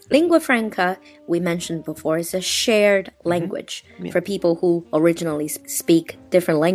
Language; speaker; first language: English; non-native, fluent; Chinese